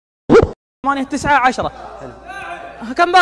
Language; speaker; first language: Arabic; native; Arabic